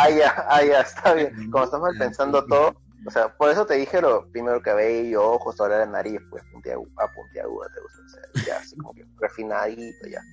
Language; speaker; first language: Spanish; native; Spanish